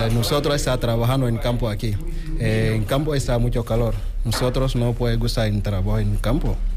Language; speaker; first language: Spanish; non-native, learner; Wolof